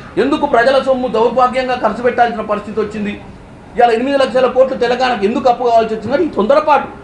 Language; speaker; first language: Telugu; native; Telugu